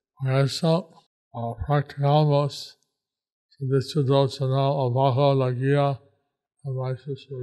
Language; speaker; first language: Spanish; non-native, learner; English